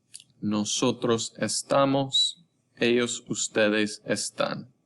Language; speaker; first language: Spanish; non-native, fluent; English